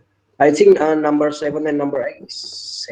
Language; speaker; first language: English; non-native, learner; Indonesian